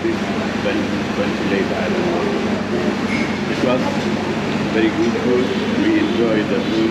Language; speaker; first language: English; non-native, learner; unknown